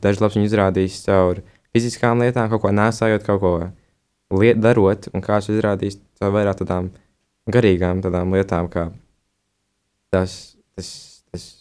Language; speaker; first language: Latvian; native; Latvian